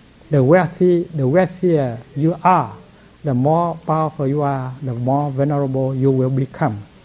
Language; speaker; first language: English; non-native, fluent; Vietnamese